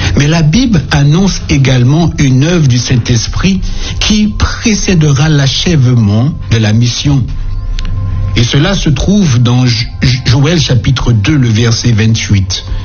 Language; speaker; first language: French; native; French